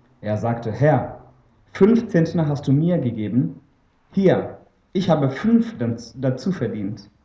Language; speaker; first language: German; non-native, fluent; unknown